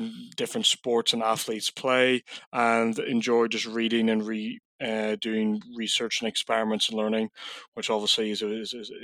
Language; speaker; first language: English; native; English